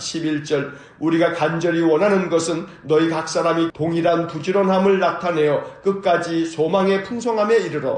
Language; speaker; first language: Korean; native; Korean